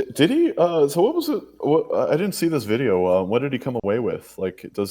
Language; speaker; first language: English; native; English